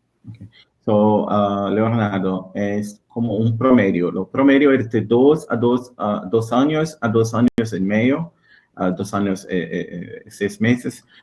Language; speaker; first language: Spanish; non-native, learner; Portuguese